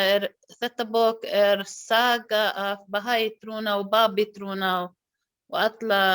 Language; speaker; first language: Icelandic; non-native, learner; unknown